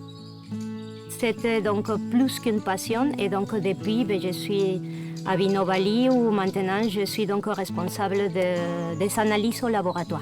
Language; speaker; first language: French; non-native, fluent; Spanish